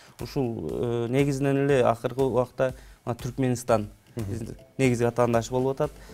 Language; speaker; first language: Kyrgyz; native; Kyrgyz